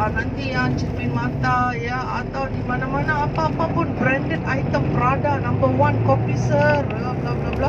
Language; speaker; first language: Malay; non-native, learner; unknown